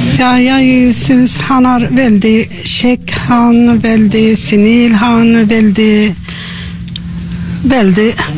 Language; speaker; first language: Norwegian; non-native, learner; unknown